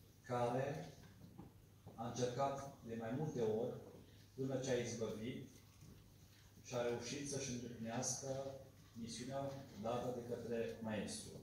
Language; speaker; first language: Romanian; native; Romanian